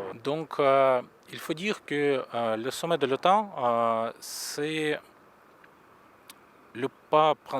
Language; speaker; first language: French; non-native, fluent; Russian